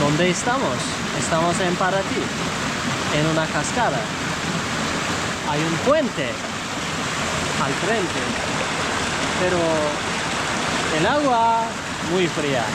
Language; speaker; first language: Spanish; non-native, learner; Turkish